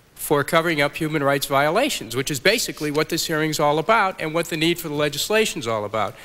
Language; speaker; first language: English; native; English